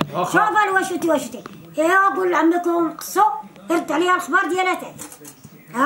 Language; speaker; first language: Arabic; non-native, local second language; Central Atlas Tamazight